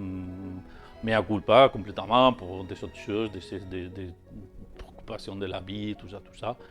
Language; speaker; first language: French; native; French